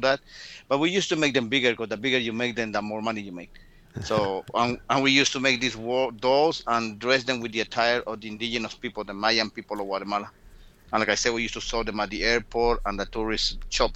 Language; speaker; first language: English; early bilingual, other home language; Spanish